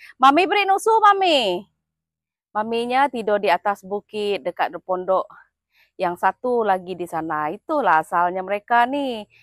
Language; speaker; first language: Malay; native; Malay